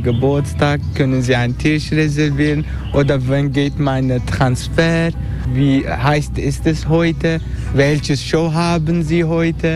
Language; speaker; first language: German; non-native, fluent; Turkish